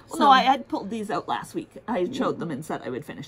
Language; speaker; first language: English; native; English